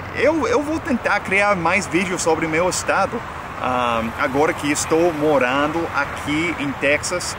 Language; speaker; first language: Portuguese; non-native, fluent; English